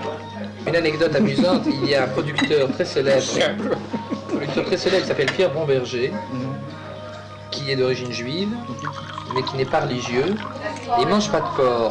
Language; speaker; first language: French; native; French